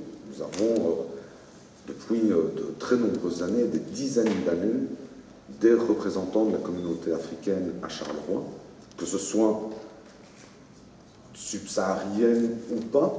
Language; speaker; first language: French; native; French